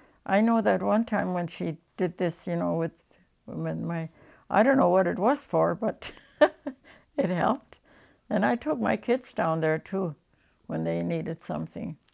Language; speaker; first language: English; early bilingual, other home language; German